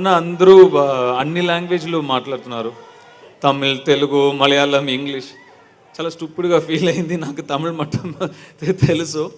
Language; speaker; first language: Telugu; non-native, learner; Tamil